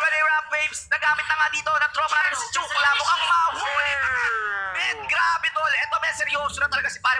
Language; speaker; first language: Filipino; native; Filipino